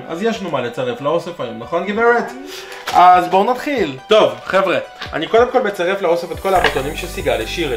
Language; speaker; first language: Hebrew; native; Hebrew